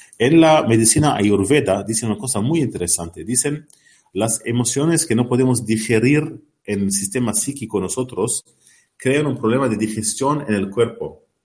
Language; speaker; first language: Spanish; non-native, learner; Arabic